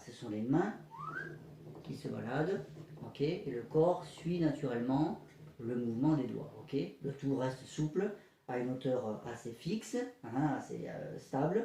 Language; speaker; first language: French; native; French